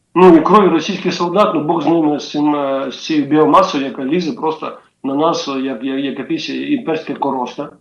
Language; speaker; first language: Ukrainian; native; Ukrainian